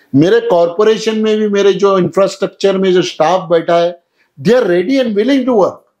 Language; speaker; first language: Hindi; non-native, local second language; Urdu